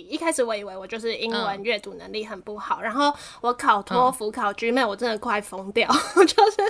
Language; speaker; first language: Chinese; native; Chinese